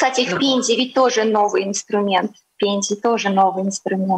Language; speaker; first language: Russian; native; Russian